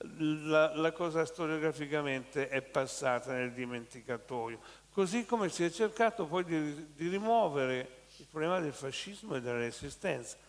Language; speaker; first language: Italian; native; Italian